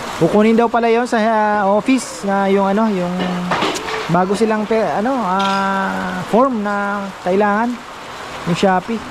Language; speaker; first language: Filipino; non-native, local second language; Pampanga